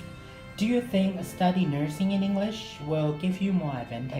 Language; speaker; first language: English; non-native, fluent; Thai